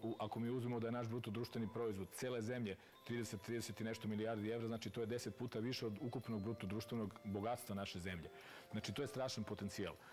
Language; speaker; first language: Serbian; native; Serbian